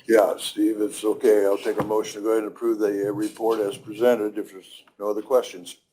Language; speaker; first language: English; native; English